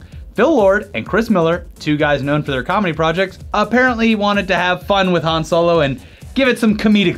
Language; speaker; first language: English; native; English